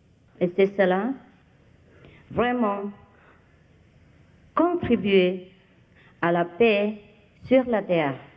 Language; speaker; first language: French; non-native, fluent; Vietnamese